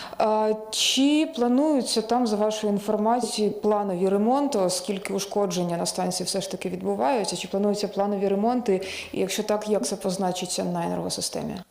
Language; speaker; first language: Ukrainian; native; Ukrainian